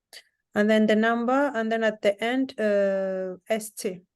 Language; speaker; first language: English; non-native, fluent; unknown